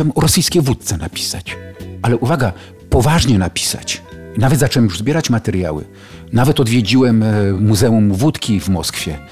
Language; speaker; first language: Polish; native; Polish